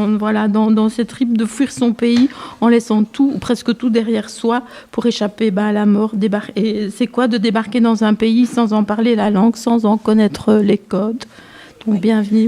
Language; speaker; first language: French; native; French